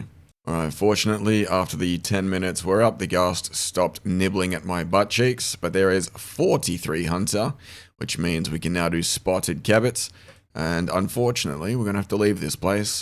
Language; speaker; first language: English; native; English